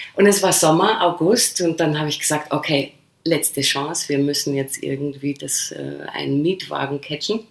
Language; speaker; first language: German; early bilingual, other home language; Polish